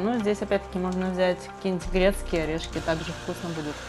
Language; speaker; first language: Russian; native; Russian